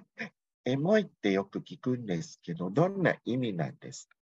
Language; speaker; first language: Japanese; non-native, fluent; Thai